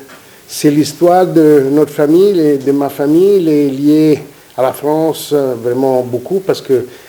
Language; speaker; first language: French; non-native, fluent; Italian